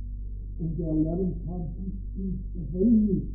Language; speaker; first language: German; native; German